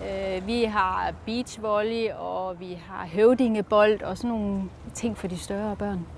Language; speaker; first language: Danish; native; Danish